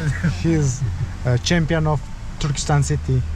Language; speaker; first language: English; non-native, learner; Kazakh